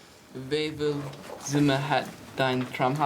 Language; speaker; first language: German; non-native, learner; English